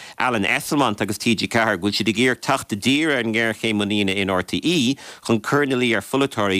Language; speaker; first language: Irish; native; Irish